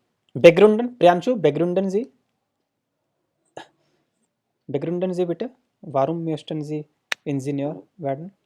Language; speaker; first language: German; non-native, fluent; Hindi